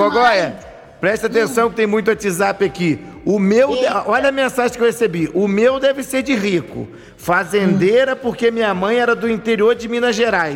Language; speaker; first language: Portuguese; native; Portuguese